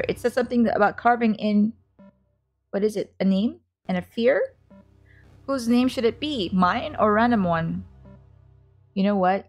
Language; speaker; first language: English; native; English